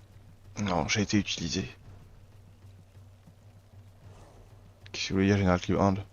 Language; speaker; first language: French; native; French